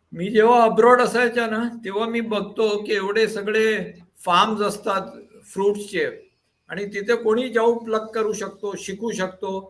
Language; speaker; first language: Marathi; non-native, local second language; Gujarati